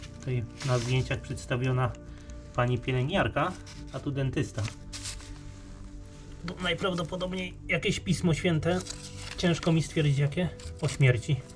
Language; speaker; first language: Polish; native; Polish